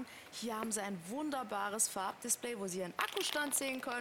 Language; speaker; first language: German; native; German